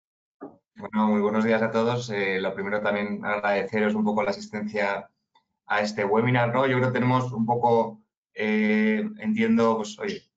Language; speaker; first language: Spanish; native; Spanish